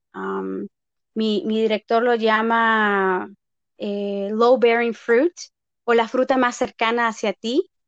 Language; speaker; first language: Spanish; early bilingual, heritage; Spanish